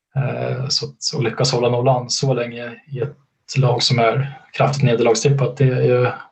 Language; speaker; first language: Swedish; native; Swedish